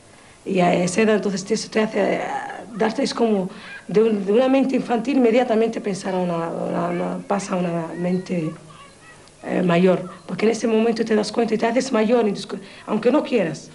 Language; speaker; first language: Spanish; non-native, fluent; Arabic